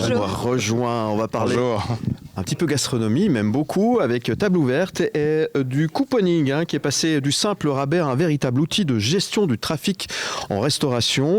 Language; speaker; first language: French; native; French